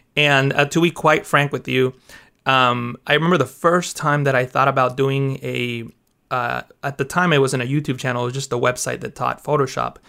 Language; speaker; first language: English; early bilingual, other home language; Spanish